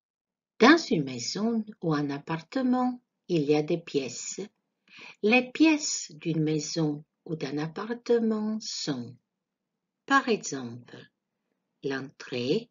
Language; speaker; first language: French; non-native, fluent; Croatian